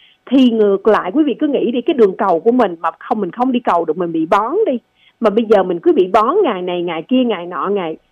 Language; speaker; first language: Vietnamese; native; Vietnamese